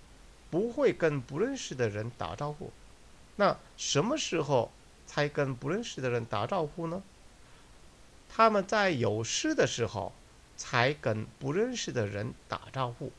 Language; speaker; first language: Chinese; non-native, fluent; Korean